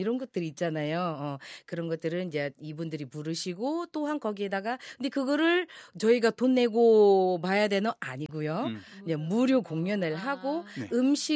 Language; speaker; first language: Korean; non-native, fluent; Filipino